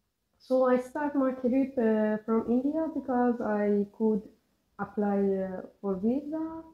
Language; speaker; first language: English; non-native, learner; Persian